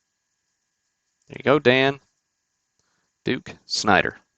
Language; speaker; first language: English; native; English